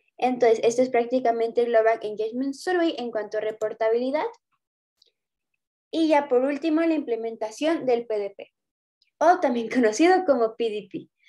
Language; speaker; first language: Spanish; native; Spanish